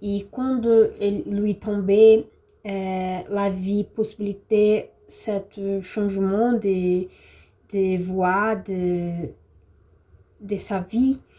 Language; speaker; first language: French; non-native, learner; Portuguese